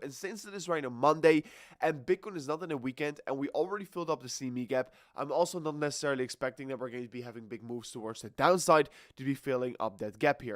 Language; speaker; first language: English; non-native, fluent; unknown